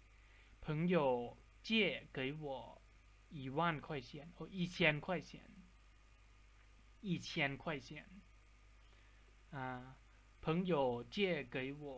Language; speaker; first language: Chinese; non-native, fluent; Lao